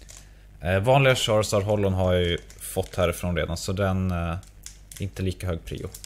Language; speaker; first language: Swedish; native; Swedish